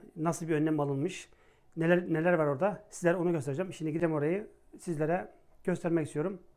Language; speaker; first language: Turkish; native; Turkish